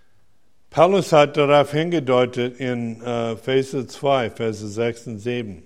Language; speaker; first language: German; non-native, fluent; English